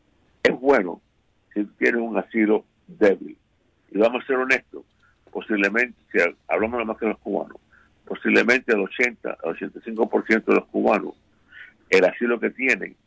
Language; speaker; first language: Spanish; native; Spanish